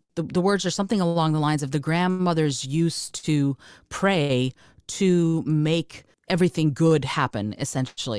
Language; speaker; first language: English; early bilingual, other home language; Russian